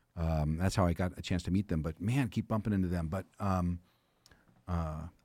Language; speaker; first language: English; native; English